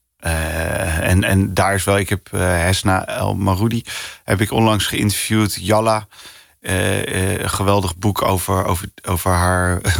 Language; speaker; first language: Dutch; early bilingual, other home language; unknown